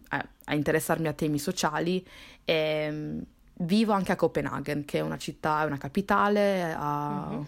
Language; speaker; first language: Italian; early bilingual, other home language; Somali